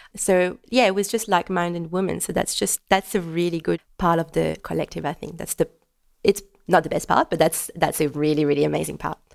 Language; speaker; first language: English; non-native, fluent; French